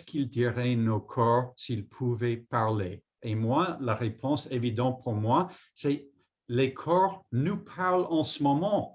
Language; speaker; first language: French; non-native, fluent; English